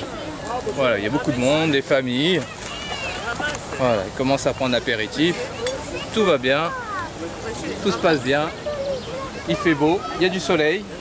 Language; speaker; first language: French; native; French